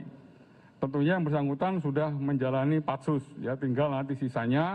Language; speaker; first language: Indonesian; native; Indonesian